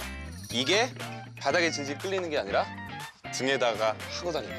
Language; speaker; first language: Korean; native; Korean